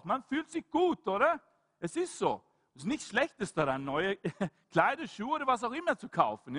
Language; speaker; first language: German; non-native, fluent; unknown